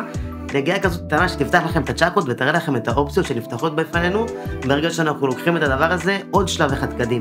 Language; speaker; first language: Hebrew; native; Hebrew